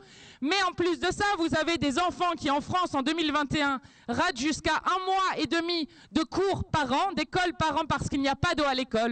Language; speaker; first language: French; native; French